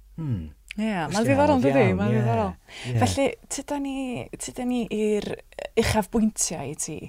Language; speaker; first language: Welsh; native; Welsh